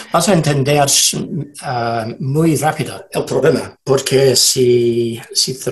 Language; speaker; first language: Spanish; non-native, learner; English